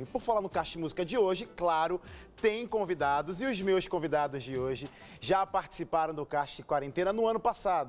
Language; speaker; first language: Portuguese; native; Portuguese